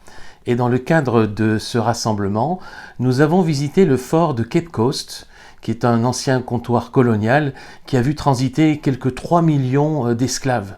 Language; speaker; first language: French; native; French